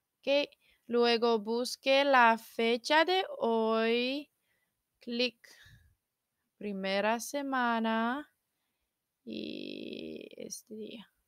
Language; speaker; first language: Spanish; non-native, learner; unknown